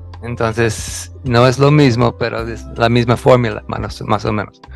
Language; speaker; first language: Spanish; non-native, fluent; English